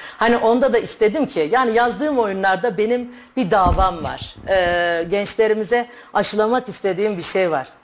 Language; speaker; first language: Turkish; native; Turkish